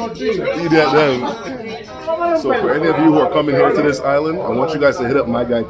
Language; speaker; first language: English; native; English